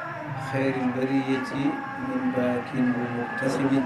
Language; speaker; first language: Arabic; non-native, fluent; Wolof